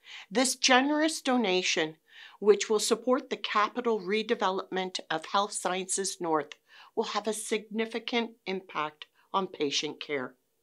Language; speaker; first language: English; native; English